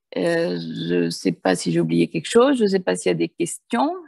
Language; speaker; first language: French; early bilingual, heritage; Spanish